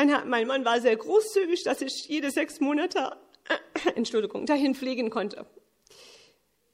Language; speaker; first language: German; early bilingual, heritage; English